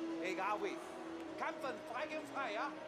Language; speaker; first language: German; non-native, learner; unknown